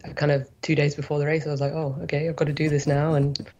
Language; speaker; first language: English; native; English